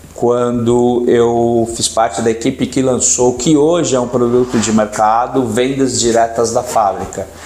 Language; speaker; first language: Portuguese; native; Portuguese